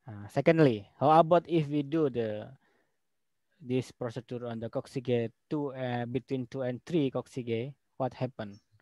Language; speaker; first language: English; non-native, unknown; Indonesian